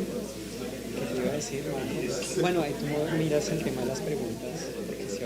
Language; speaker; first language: Spanish; native; Spanish